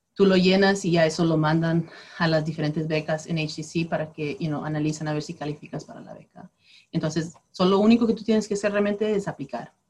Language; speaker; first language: Spanish; early bilingual, heritage; Spanish